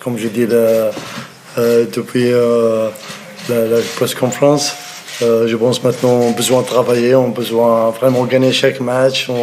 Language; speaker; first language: French; non-native, learner; Arabic